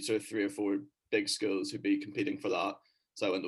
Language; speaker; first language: English; native; English